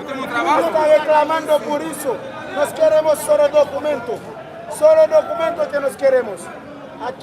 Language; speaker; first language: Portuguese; non-native, learner; Haitian Creole